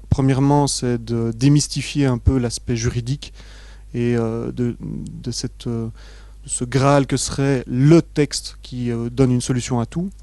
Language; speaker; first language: French; native; French